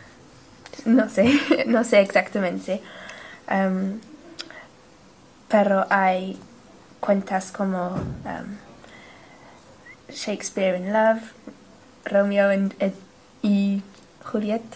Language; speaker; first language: Spanish; non-native, learner; English